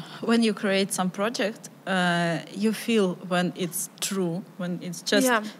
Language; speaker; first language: English; non-native, learner; Ukrainian